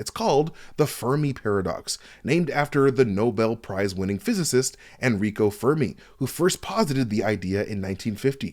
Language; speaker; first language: English; native; English